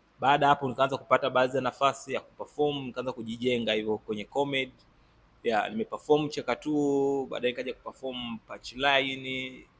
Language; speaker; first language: Swahili; native; Swahili